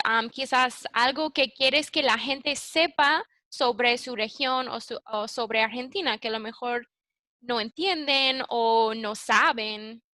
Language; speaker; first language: Spanish; early bilingual, heritage; English